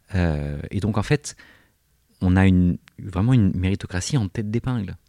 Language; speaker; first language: French; native; French